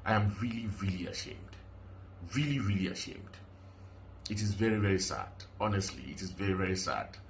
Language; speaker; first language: English; non-native, local second language; Yoruba